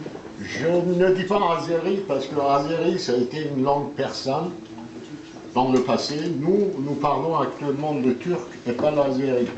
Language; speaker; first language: French; non-native, fluent; Azerbaijani